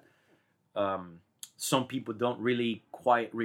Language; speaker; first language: English; non-native, fluent; Spanish